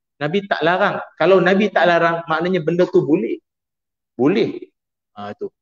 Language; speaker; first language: Malay; native; Malay